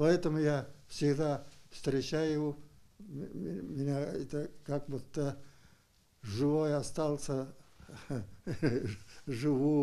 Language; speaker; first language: Russian; non-native, local second language; Tatar